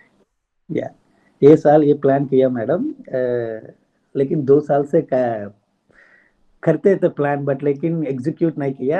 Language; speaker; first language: Hindi; non-native, local second language; Telugu